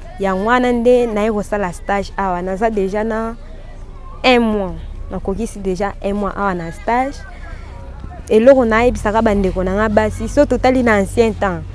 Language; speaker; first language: Lingala; non-native, local second language; Kituba (Democratic Republic of Congo)